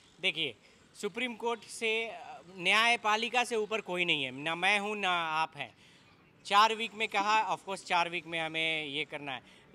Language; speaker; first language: Hindi; native; Hindi